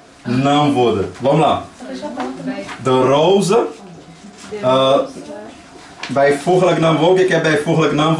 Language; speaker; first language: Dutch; non-native, learner; Portuguese